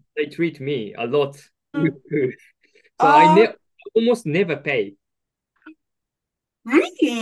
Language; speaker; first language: English; non-native, learner; Japanese